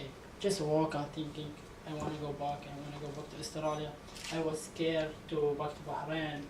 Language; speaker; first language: English; non-native, learner; Arabic